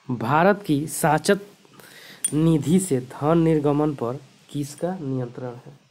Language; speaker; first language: Hindi; native; Hindi